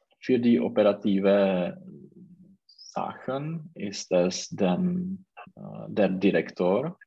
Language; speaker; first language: German; non-native, learner; Czech